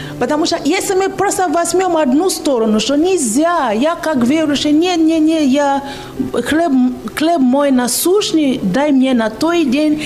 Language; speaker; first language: Russian; non-native, fluent; Yoruba